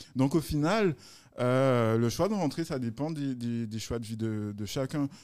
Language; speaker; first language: French; native; French